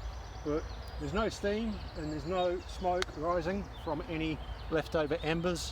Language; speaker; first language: English; native; English